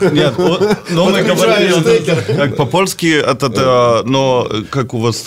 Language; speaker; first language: Russian; non-native, learner; Polish